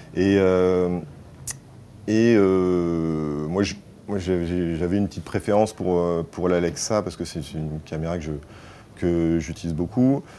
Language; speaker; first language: French; native; French